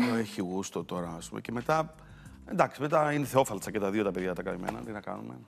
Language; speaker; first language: Greek; native; Greek